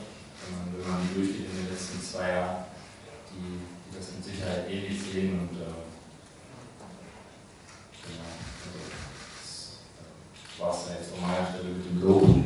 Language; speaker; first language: German; native; German